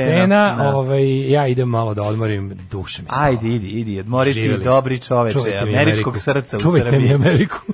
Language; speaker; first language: Serbian; native; Serbian